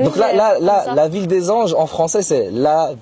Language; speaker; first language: French; native; French